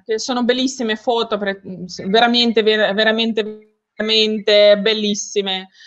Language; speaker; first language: Italian; non-native, learner; Ukrainian